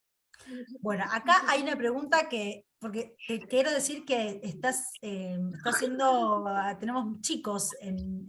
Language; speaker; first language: Spanish; native; Spanish